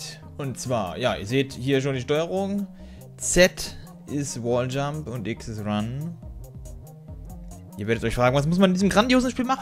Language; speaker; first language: German; native; German